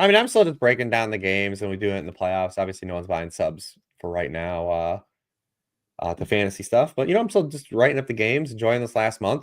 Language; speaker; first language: English; native; English